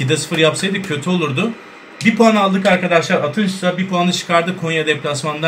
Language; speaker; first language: Turkish; native; Turkish